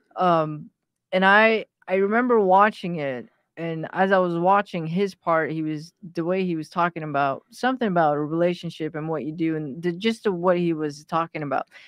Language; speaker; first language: English; early bilingual, other home language; Persian